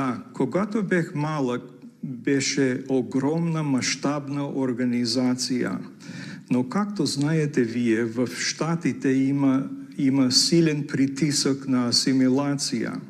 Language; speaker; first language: Bulgarian; early bilingual, heritage; Bulgarian